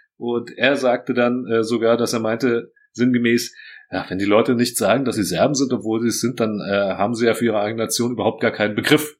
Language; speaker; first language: German; early bilingual, other home language; Croatian